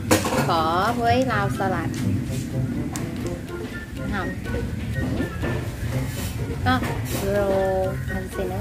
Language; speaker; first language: Vietnamese; non-native, learner; Thai